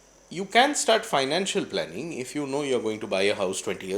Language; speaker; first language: English; non-native, local second language; Bangla